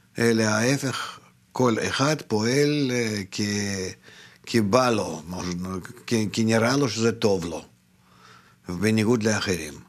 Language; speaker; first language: Hebrew; non-native, fluent; Russian